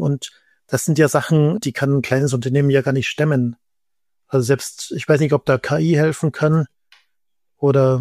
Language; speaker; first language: German; native; German